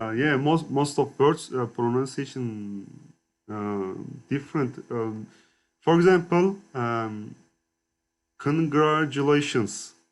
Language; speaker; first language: English; non-native, learner; Turkish